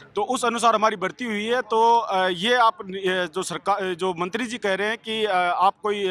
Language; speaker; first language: Hindi; native; Hindi